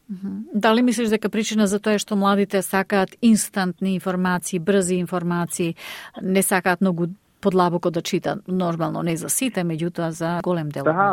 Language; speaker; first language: Macedonian; native; Macedonian